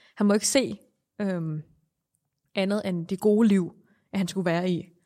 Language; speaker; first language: Danish; non-native, fluent; Thai